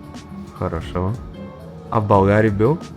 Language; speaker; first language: Russian; non-native, learner; Bulgarian